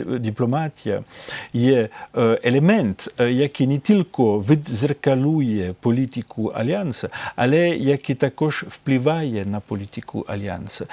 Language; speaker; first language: Ukrainian; non-native, fluent; French